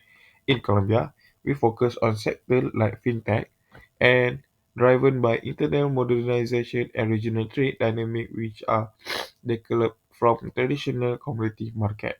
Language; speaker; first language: English; non-native, local second language; Malay